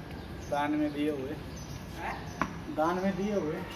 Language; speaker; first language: Hindi; native; Hindi